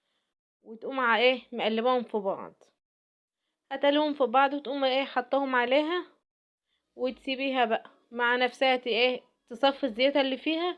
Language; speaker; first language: Arabic; native; Arabic